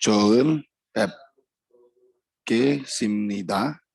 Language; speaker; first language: Korean; non-native, learner; Indonesian